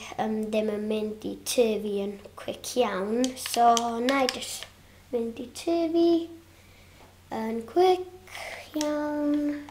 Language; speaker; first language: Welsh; non-native, local second language; English